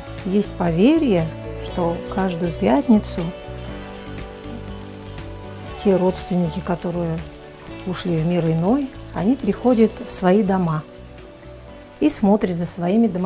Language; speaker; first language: Russian; native; Russian